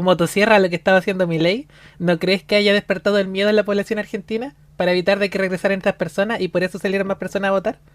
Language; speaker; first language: Spanish; native; Spanish